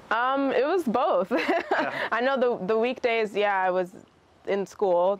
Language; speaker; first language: English; early bilingual, other home language; Russian